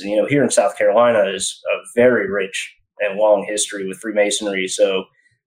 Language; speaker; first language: English; native; English